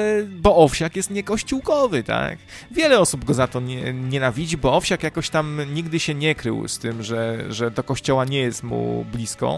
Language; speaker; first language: Polish; native; Polish